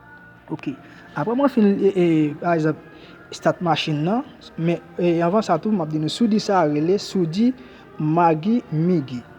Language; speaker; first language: French; non-native, learner; Haitian Creole